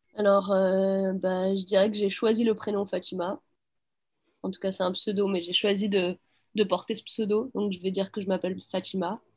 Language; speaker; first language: French; early bilingual, other home language; Arabic